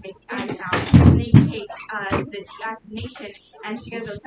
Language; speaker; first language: English; native; English